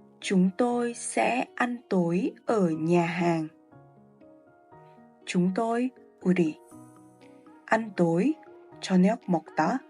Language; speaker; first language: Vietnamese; non-native, fluent; Korean